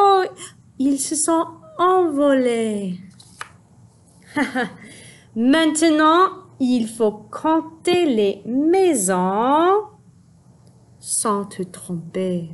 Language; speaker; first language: French; non-native, fluent; English